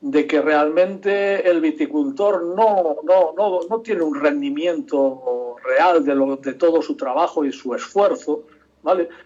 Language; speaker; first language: Spanish; non-native, local second language; Galician